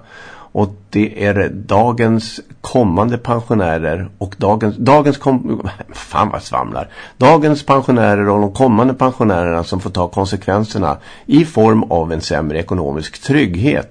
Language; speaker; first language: Swedish; native; Swedish